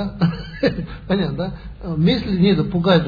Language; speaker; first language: Russian; non-native, learner; Tibetan